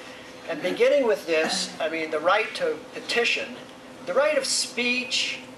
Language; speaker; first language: English; native; English